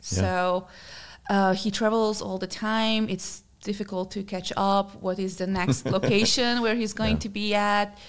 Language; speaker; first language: English; non-native, fluent; Hungarian